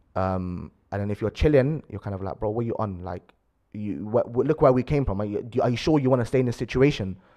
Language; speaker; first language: English; native; English